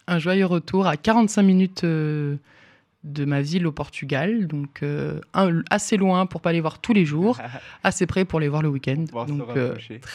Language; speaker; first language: French; native; French